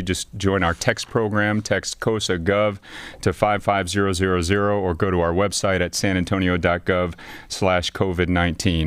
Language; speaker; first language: English; native; English